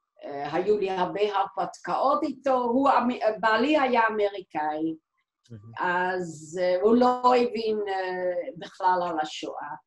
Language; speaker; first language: Hebrew; non-native, fluent; Dutch